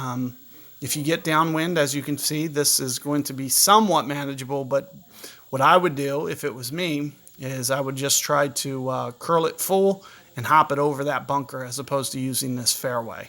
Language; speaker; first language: English; native; English